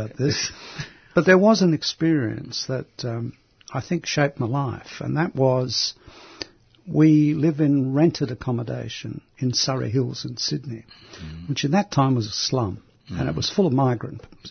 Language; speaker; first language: English; non-native, local second language; Greek